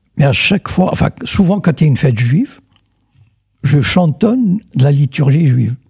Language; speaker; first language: French; non-native, local second language; Arabic